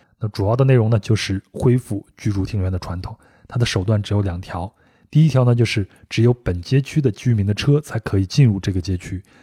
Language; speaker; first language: Chinese; native; Chinese